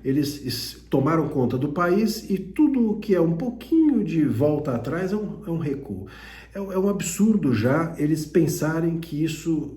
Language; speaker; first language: Portuguese; native; Portuguese